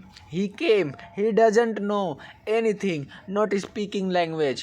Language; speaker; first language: English; non-native, learner; Hindi